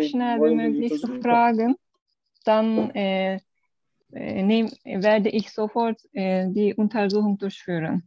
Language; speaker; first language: German; non-native, learner; Turkish